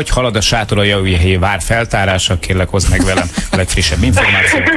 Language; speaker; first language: Hungarian; native; Hungarian